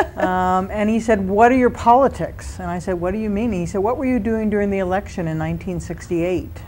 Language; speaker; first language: English; native; English